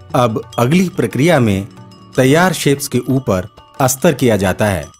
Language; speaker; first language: Hindi; native; Hindi